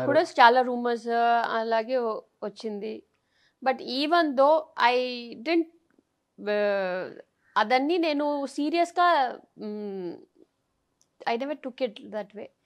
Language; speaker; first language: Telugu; non-native, local second language; Tamil